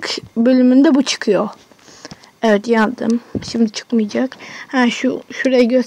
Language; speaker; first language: Turkish; native; Turkish